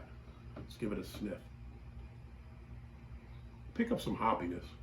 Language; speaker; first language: English; native; English